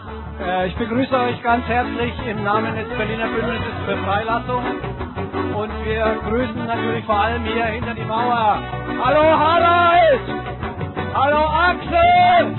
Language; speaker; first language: German; native; German